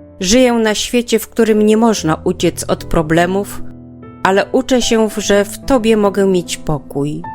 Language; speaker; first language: Polish; native; Polish